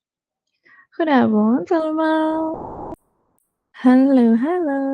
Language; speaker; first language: Dutch; non-native, fluent; Indonesian